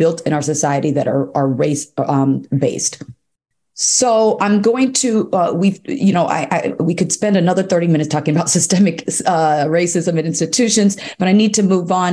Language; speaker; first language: English; native; English